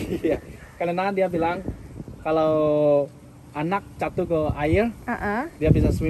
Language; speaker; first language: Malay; non-native, learner; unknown